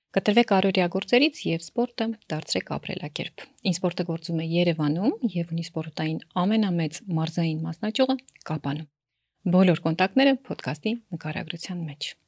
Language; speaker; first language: Armenian; native; Armenian